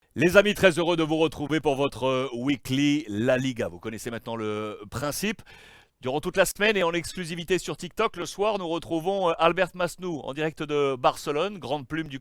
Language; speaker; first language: French; native; French